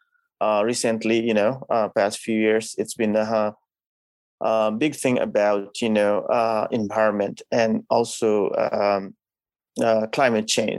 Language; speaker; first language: English; non-native, local second language; Nepali